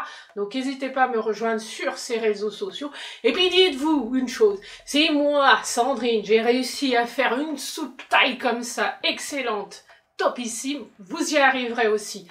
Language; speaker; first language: French; native; French